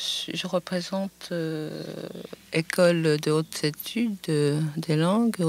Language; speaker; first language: French; non-native, fluent; Japanese